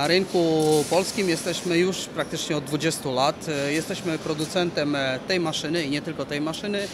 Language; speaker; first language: Polish; native; Polish